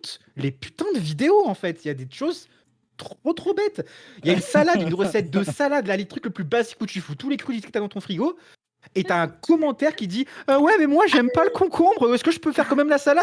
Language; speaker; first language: French; native; French